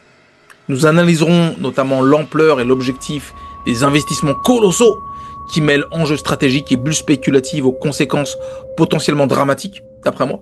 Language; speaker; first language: French; native; French